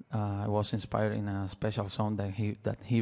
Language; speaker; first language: English; non-native, learner; Spanish